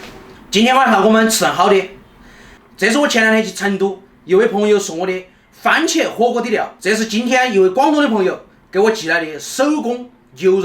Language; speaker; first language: Chinese; native; Chinese